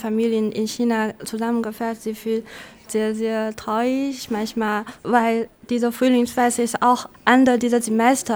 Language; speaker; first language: German; non-native, local second language; Chinese